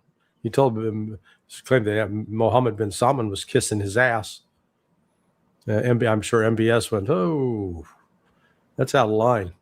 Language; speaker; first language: English; native; English